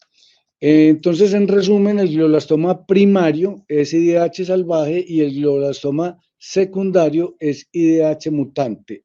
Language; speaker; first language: Spanish; native; Spanish